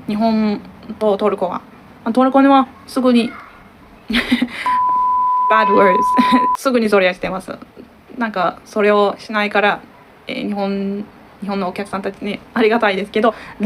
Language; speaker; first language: Japanese; non-native, learner; Turkish